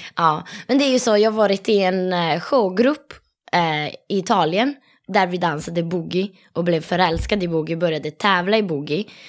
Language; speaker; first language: Swedish; non-native, fluent; Italian